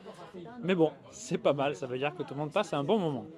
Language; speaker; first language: French; native; French